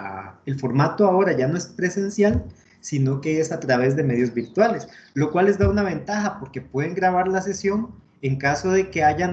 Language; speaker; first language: Spanish; native; Spanish